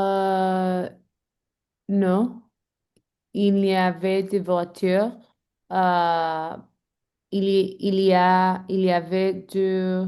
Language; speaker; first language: French; non-native, learner; English